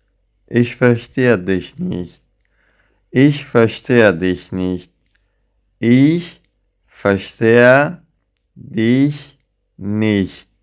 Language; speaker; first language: German; non-native, fluent; Central Kurdish